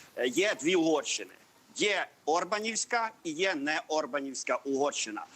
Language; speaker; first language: Ukrainian; non-native, local second language; Hungarian